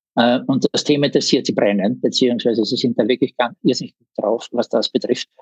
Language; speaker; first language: German; native; German